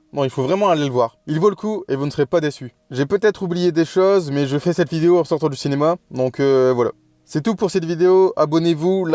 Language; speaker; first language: French; native; French